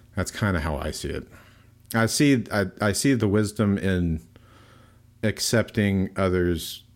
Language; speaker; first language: English; native; English